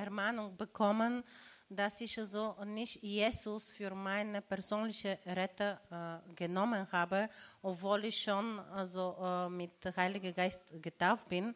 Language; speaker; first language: German; non-native, learner; Bulgarian